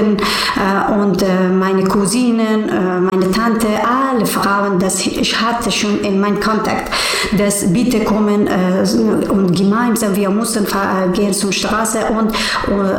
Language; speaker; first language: German; non-native, learner; Persian